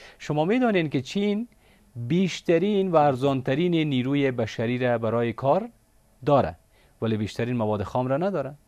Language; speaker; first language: Persian; native; Persian